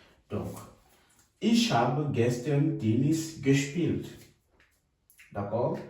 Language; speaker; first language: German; non-native, fluent; French